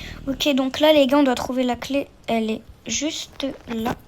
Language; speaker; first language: French; native; French